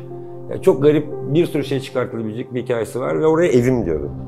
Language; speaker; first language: Turkish; native; Turkish